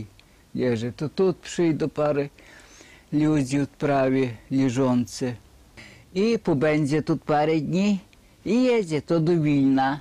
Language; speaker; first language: Polish; early bilingual, heritage; Polish